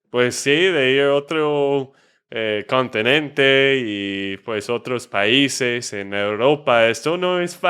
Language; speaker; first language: Spanish; non-native, fluent; English